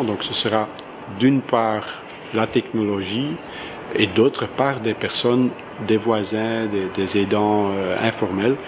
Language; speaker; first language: French; non-native, local second language; Dutch